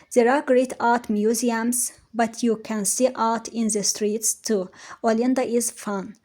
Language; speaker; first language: English; non-native, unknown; Azerbaijani